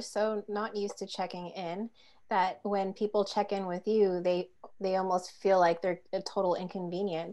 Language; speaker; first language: English; native; English